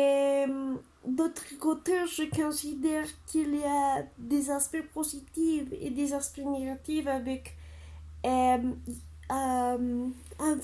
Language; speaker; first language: French; non-native, learner; Spanish